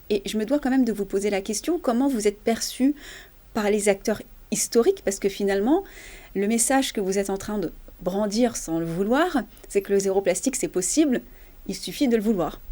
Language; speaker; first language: French; native; French